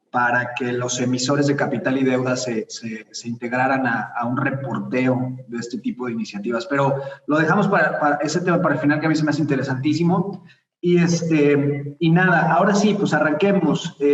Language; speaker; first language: Spanish; native; Spanish